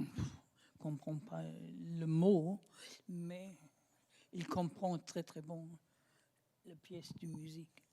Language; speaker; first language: French; non-native, learner; German